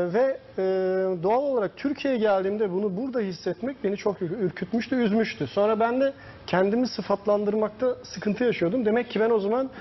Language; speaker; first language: Turkish; early bilingual, heritage; Turkish